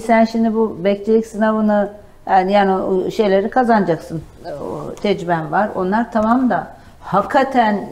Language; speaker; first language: Turkish; native; Turkish